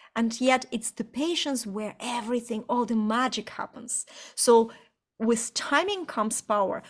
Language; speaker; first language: English; non-native, fluent; Estonian